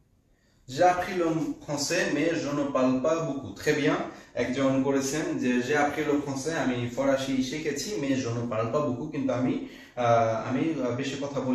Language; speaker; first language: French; non-native, fluent; Bangla